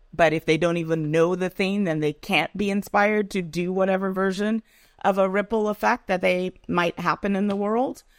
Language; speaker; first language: English; non-native, local second language; Yoruba